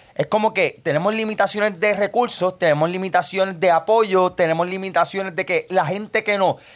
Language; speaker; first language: Spanish; native; Spanish